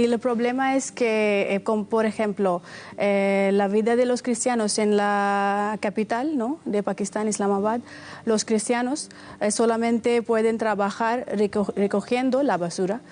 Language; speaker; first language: Spanish; non-native, fluent; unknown